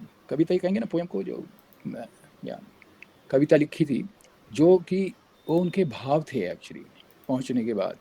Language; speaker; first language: Hindi; native; Hindi